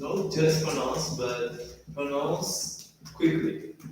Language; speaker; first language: English; non-native, learner; Portuguese